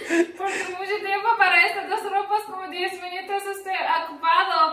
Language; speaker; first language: Spanish; non-native, learner; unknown